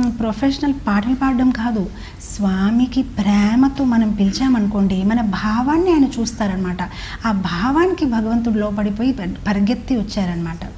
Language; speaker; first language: Telugu; non-native, fluent; Hindi